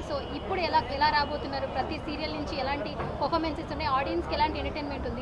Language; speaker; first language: Telugu; native; Telugu